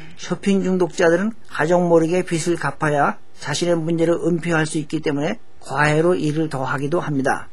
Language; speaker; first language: Korean; native; Korean